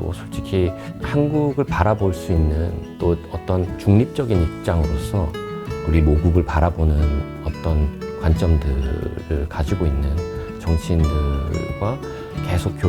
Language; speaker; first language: Korean; native; Korean